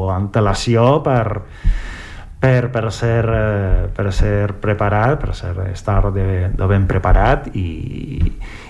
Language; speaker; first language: Catalan; non-native, local second language; Spanish